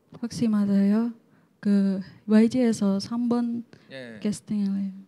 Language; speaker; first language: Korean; non-native, learner; Indonesian